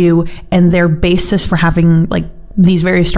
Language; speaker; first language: English; native; English